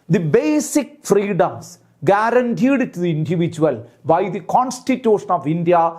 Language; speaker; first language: English; non-native, local second language; Malayalam